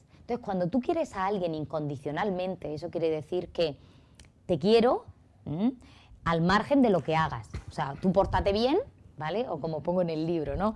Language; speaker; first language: Spanish; native; Spanish